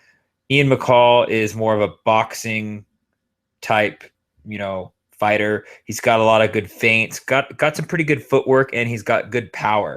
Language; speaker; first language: English; native; English